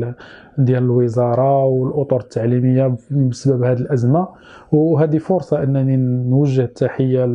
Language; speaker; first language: Arabic; native; Arabic